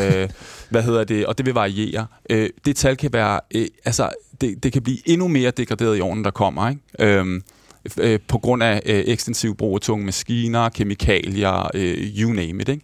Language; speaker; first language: Danish; native; Danish